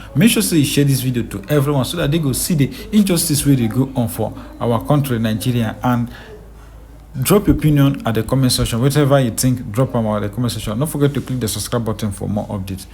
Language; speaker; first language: Nigerian Pidgin; non-native, local second language; Igbo